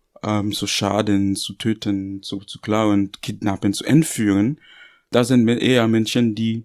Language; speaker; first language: German; non-native, learner; Haitian Creole